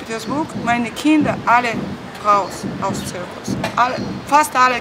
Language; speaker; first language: German; non-native, learner; Russian